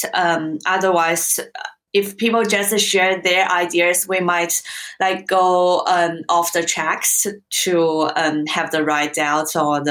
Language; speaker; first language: English; non-native, fluent; Chinese